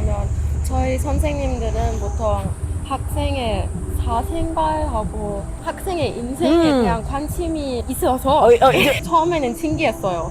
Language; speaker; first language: Korean; non-native, fluent; German